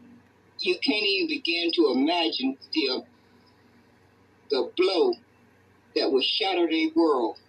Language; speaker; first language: English; native; English